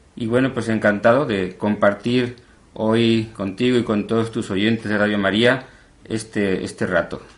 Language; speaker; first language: Spanish; native; Spanish